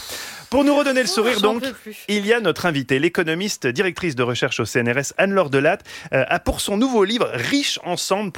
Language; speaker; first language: French; native; French